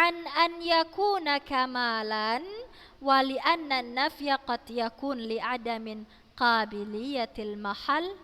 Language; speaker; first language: Arabic; non-native, fluent; Indonesian